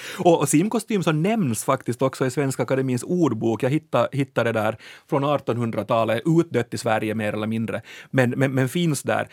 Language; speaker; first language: Swedish; native; Swedish